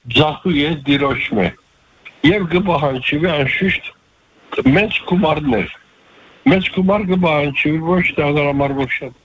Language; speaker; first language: Armenian; early bilingual, heritage; Armenian